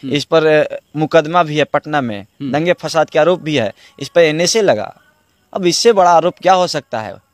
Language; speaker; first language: Hindi; native; Hindi